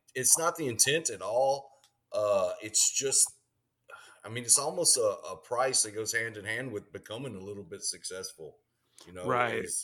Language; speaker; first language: English; native; English